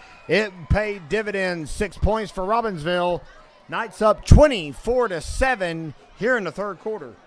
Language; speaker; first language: English; native; English